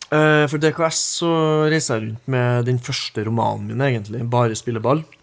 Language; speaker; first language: Norwegian; native; Norwegian